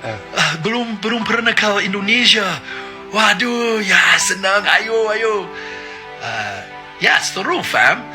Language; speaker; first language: Indonesian; non-native, learner; English